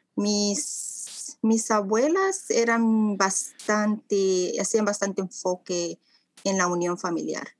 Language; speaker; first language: Spanish; native; Spanish